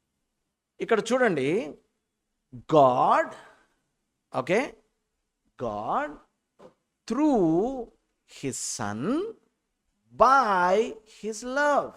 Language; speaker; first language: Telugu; native; Telugu